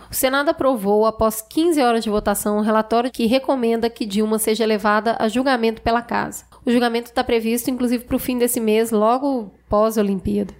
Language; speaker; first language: Portuguese; native; Portuguese